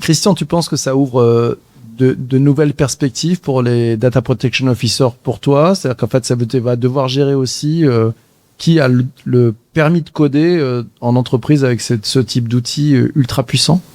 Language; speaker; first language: French; native; French